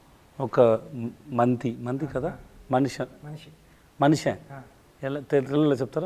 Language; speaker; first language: Telugu; non-native, learner; Tamil